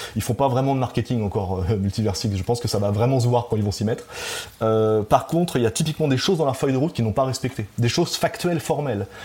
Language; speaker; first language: French; native; French